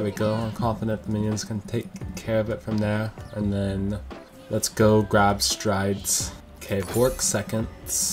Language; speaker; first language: English; native; English